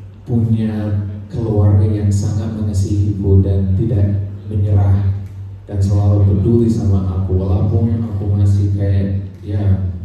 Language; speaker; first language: Indonesian; non-native, fluent; English